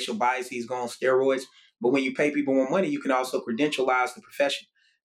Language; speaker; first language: English; native; English